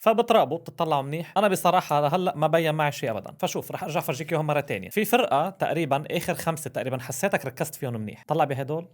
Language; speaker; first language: Arabic; native; Arabic